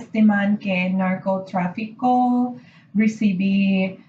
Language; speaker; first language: Spanish; non-native, learner; English